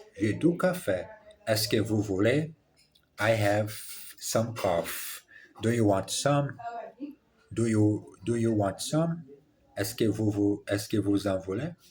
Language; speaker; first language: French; non-native, learner; Portuguese